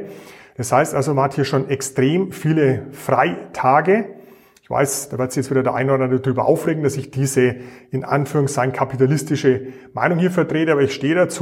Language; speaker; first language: German; native; German